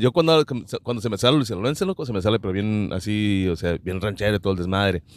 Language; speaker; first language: Spanish; early bilingual, other home language; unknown